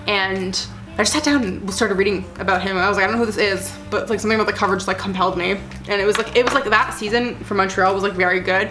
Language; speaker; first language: English; native; English